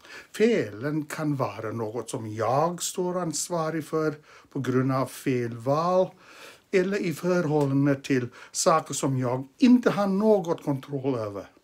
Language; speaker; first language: Swedish; non-native, fluent; English